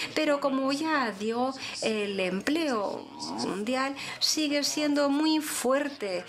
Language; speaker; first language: Spanish; non-native, fluent; English